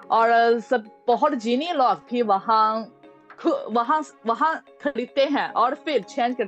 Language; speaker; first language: Hindi; non-native, fluent; Chinese